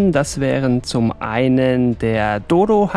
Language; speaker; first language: German; native; German